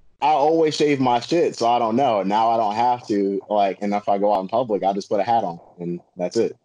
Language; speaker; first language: English; native; English